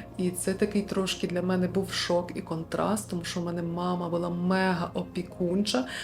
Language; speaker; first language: Ukrainian; non-native, local second language; Russian